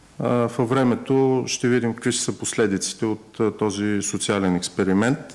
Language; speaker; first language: Bulgarian; native; Bulgarian